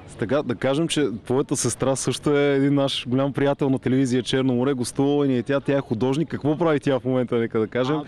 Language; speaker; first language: Bulgarian; native; Bulgarian